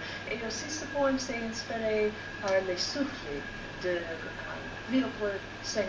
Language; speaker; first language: French; non-native, fluent; English